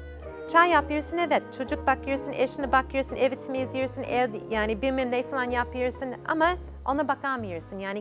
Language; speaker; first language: Turkish; non-native, fluent; English